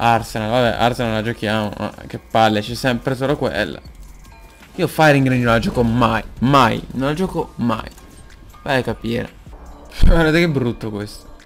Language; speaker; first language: Italian; native; Italian